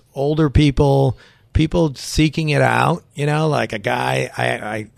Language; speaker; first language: English; native; English